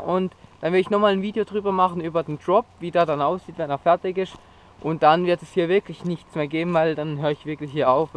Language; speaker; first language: German; native; German